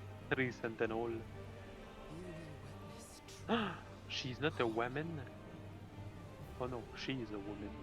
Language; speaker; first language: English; non-native, local second language; French